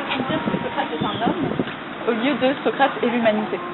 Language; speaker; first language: French; native; French